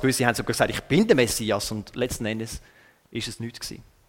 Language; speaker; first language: German; native; German